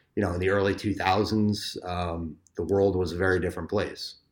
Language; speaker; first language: English; native; English